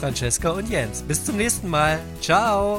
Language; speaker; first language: German; native; German